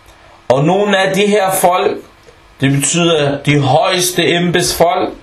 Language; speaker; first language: Danish; early bilingual, other home language; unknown